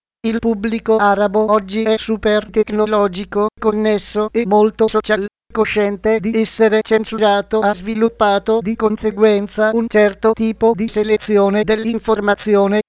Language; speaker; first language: Italian; non-native, fluent; Arabic